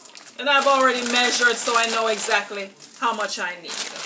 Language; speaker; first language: English; native; English